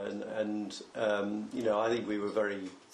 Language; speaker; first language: English; native; English